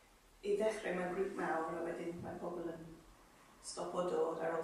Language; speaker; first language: Welsh; non-native, learner; English